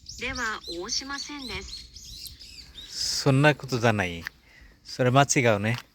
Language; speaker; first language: Japanese; non-native, learner; Bangla